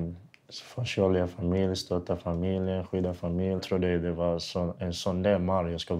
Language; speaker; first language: Swedish; non-native, fluent; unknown